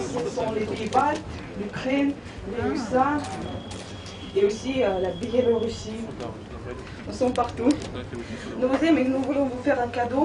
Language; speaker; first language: French; non-native, learner; Russian